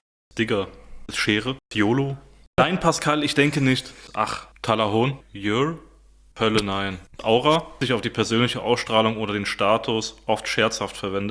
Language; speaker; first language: German; native; German